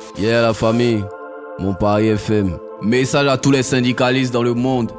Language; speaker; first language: French; native; French